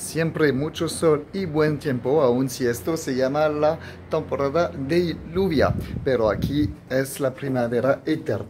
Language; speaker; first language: Spanish; non-native, fluent; French